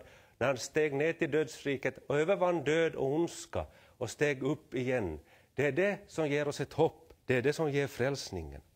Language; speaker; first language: Swedish; native; Swedish